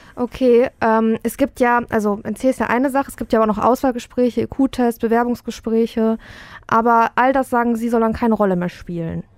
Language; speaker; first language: German; native; German